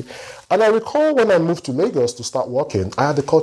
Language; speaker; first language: English; non-native, local second language; Yoruba